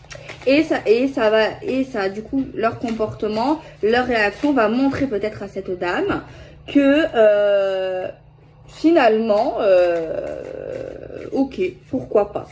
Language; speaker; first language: French; native; French